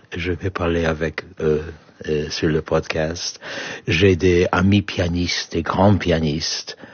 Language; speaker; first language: French; non-native, fluent; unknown